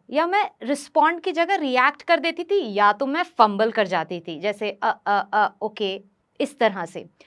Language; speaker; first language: Hindi; non-native, local second language; Bhojpuri